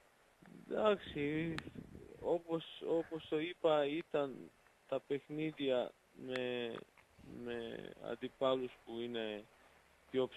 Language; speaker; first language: Greek; non-native, fluent; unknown